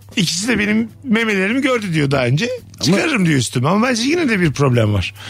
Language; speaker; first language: Turkish; native; Turkish